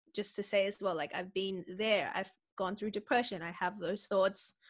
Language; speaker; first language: English; native; English